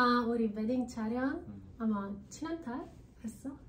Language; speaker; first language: Korean; non-native, learner; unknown